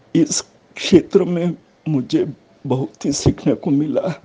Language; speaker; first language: Hindi; native; Hindi